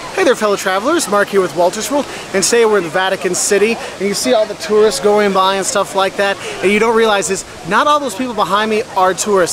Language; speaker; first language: English; native; English